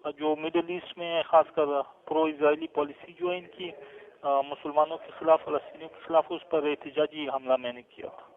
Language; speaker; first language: Urdu; non-native, local second language; Pashto